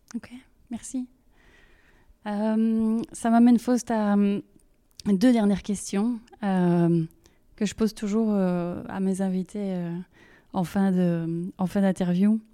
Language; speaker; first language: French; native; French